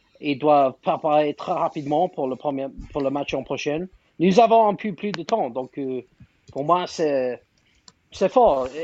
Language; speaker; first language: French; non-native, fluent; English